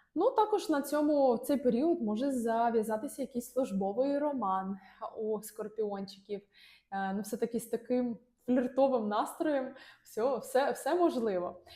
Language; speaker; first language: Ukrainian; non-native, local second language; Russian